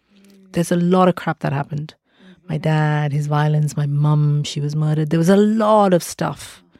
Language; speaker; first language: English; non-native, local second language; Malayalam